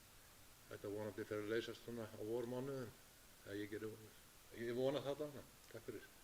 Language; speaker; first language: Icelandic; native; Icelandic